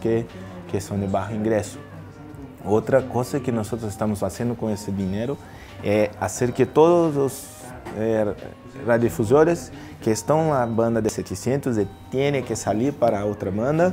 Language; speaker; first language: Spanish; non-native, learner; Portuguese